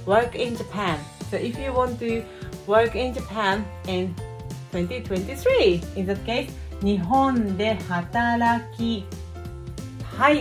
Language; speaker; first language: English; non-native, fluent; Japanese